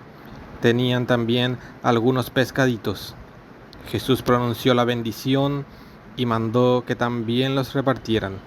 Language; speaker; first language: Spanish; native; Spanish